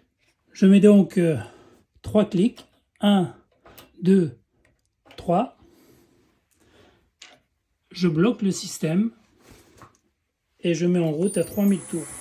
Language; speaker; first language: French; native; French